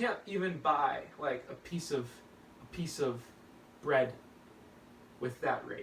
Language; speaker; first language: English; native; English